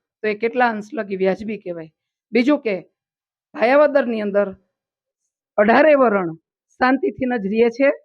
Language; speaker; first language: Gujarati; native; Gujarati